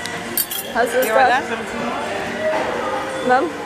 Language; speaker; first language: English; native; English